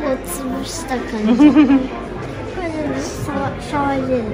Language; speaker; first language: Japanese; early bilingual, heritage; Japanese